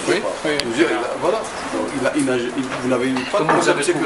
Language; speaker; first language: French; non-native, local second language; Arabic